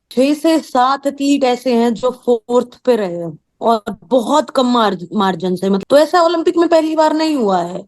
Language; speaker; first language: Hindi; native; Hindi